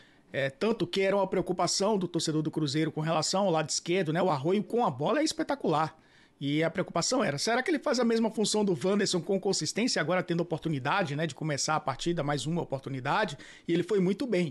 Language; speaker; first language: Portuguese; native; Portuguese